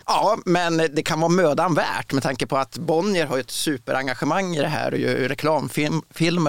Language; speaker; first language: Swedish; native; Swedish